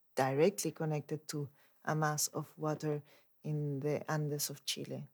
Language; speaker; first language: English; non-native, fluent; Spanish